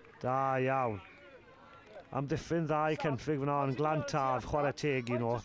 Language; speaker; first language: Welsh; native; Welsh